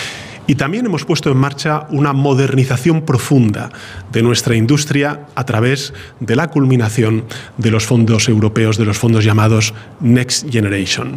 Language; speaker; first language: Spanish; native; Spanish